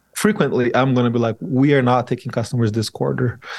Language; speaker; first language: English; non-native, fluent; Portuguese